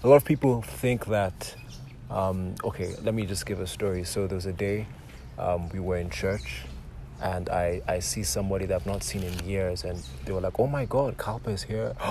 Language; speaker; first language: English; non-native, local second language; Yoruba